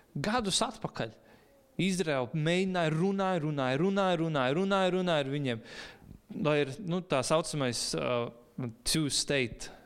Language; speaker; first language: Latvian; native; Latvian